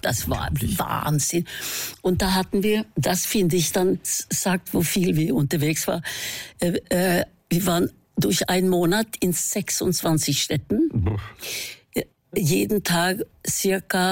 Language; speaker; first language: German; non-native, fluent; Norwegian